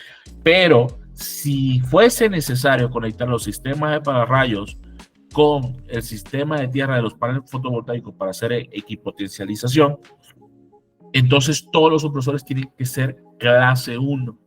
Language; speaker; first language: Spanish; native; Spanish